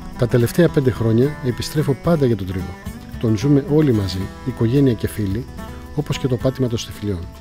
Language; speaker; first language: Greek; native; Greek